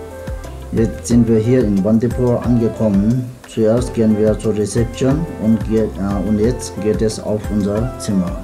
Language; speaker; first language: German; non-native, fluent; Nepali